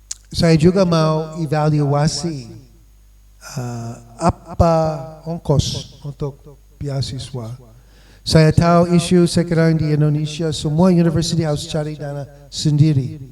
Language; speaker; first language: Indonesian; non-native, fluent; English